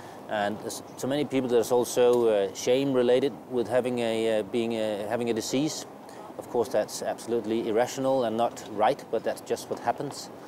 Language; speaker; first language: English; non-native, fluent; Danish